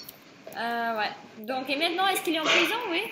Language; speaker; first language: French; non-native, fluent; Russian